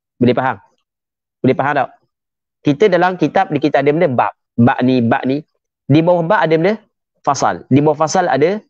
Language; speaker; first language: Malay; native; Malay